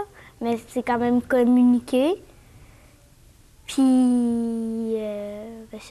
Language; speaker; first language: French; native; French